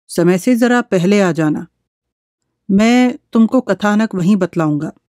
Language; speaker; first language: Hindi; native; Hindi